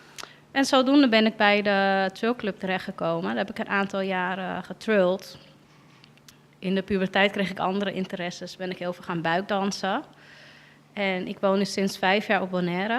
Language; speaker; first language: Dutch; native; Dutch